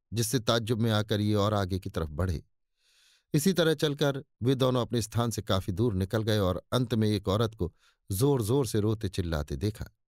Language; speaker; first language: Hindi; native; Hindi